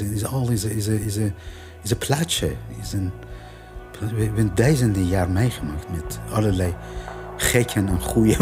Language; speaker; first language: Dutch; non-native, learner; Persian